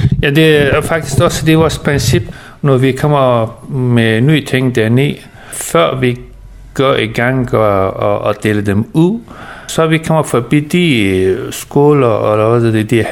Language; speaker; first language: Danish; early bilingual, other home language; Persian